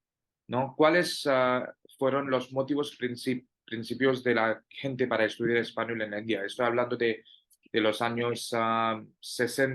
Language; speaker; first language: Spanish; non-native, fluent; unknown